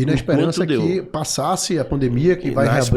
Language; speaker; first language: Portuguese; native; Portuguese